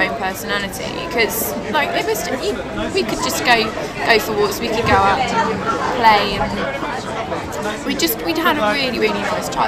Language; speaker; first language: English; native; English